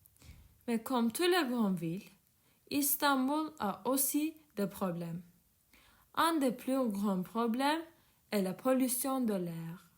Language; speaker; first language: French; non-native, learner; Turkish